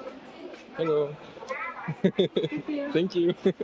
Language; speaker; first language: English; non-native, learner; French